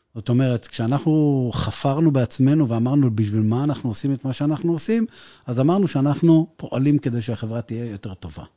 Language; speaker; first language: Hebrew; native; Hebrew